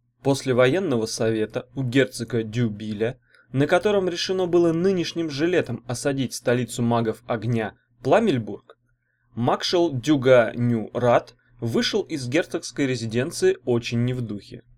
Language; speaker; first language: Russian; native; Russian